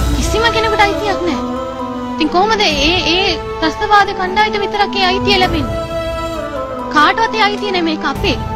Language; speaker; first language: Sinhala; non-native, local second language; Tamil